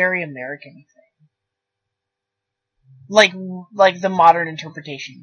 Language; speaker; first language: English; native; English